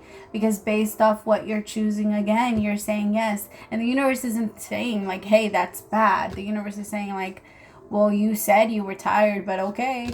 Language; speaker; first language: English; native; English